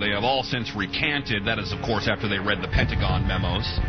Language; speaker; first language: English; native; English